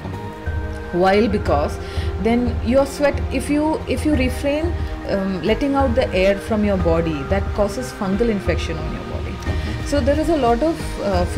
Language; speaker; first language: English; non-native, local second language; Malayalam